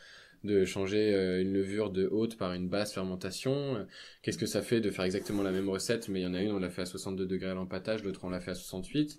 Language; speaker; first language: French; native; French